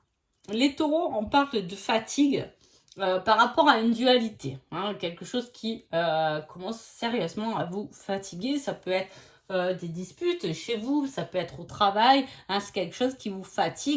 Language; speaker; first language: French; native; French